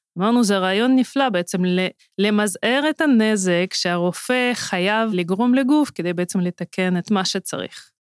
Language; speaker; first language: Hebrew; non-native, fluent; Russian